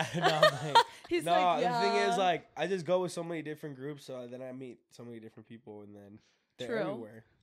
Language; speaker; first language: English; native; English